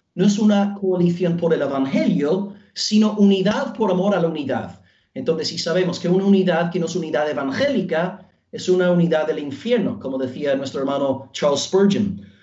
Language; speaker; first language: Spanish; non-native, fluent; English